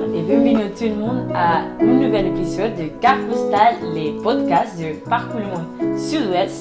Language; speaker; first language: French; non-native, fluent; Spanish